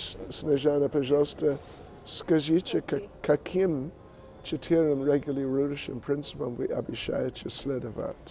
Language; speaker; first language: Russian; non-native, learner; English